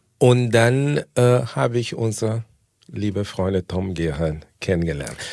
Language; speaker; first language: German; non-native, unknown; Portuguese